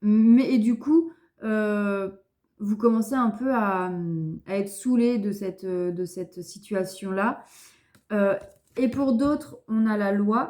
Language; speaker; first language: French; native; French